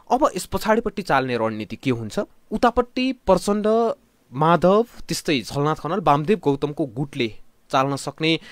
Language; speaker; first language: Nepali; native; Nepali